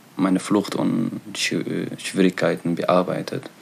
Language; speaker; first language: German; non-native, learner; Tigrinya